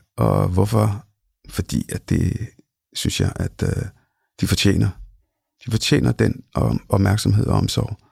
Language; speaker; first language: Danish; early bilingual, other home language; Punjabi